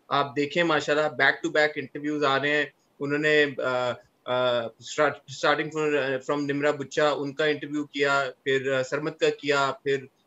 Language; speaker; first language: Urdu; non-native, local second language; Punjabi